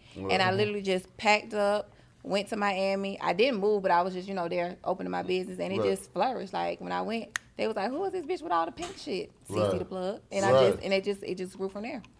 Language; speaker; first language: English; native; English